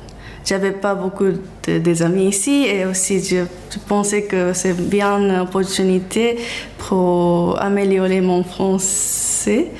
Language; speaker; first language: French; non-native, learner; Japanese